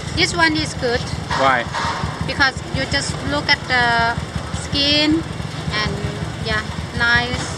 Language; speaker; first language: English; non-native, local second language; Thai